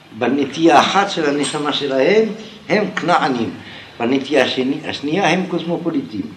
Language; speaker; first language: Hebrew; non-native, fluent; French